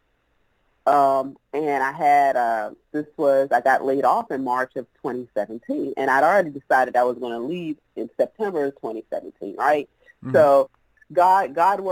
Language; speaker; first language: English; native; English